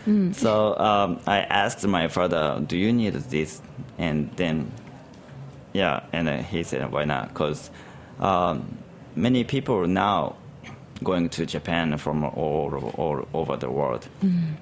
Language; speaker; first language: English; non-native, learner; Japanese